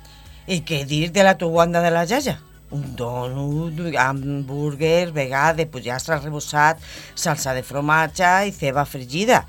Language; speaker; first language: Catalan; non-native, learner; Spanish